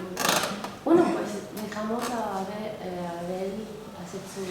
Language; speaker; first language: Spanish; non-native, fluent; English